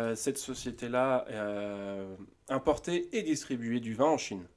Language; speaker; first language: French; native; French